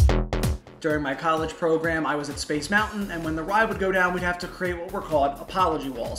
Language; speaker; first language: English; native; English